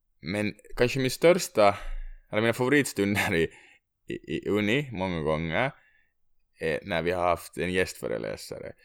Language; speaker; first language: Swedish; native; Swedish